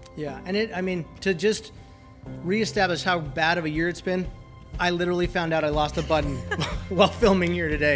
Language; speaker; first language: English; native; English